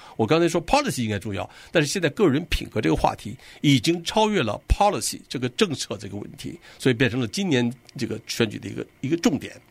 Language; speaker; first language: Chinese; native; Chinese